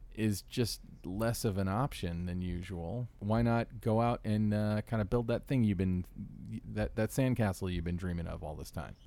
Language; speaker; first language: English; native; English